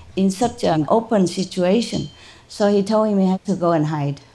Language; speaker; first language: English; non-native, fluent; Vietnamese